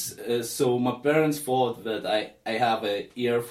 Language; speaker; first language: English; non-native, fluent; Lithuanian